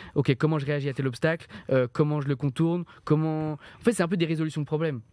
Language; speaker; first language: French; native; French